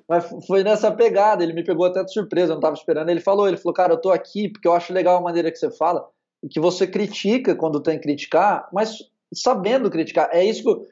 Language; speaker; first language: Portuguese; native; Portuguese